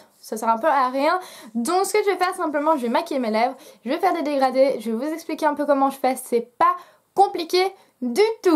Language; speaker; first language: French; native; French